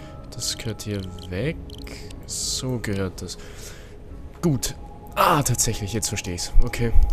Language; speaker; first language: German; native; German